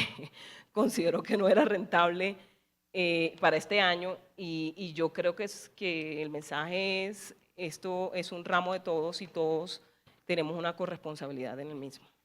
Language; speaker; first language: Spanish; native; Spanish